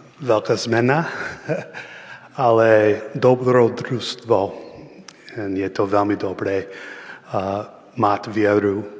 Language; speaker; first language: Slovak; non-native, learner; English